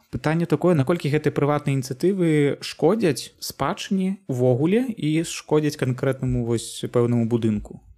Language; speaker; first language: Belarusian; non-native, local second language; Russian